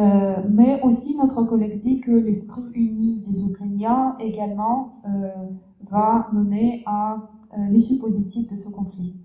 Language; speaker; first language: French; non-native, fluent; Russian